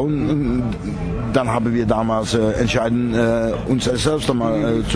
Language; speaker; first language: German; non-native, fluent; Dutch